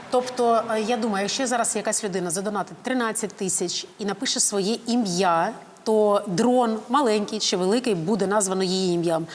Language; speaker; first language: Ukrainian; native; Ukrainian